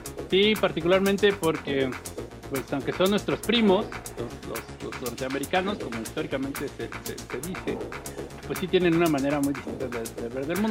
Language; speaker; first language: Spanish; native; Spanish